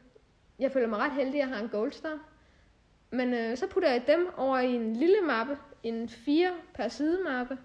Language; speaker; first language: Danish; native; Danish